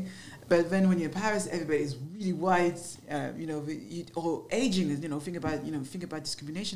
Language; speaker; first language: English; non-native, fluent; French